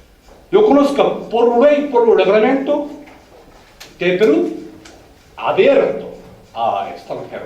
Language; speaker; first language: Spanish; non-native, learner; Korean